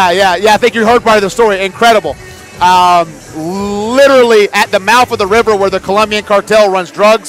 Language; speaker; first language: English; native; English